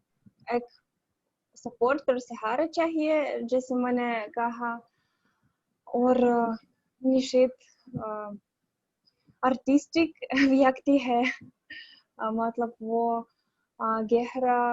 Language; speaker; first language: Hindi; non-native, learner; Russian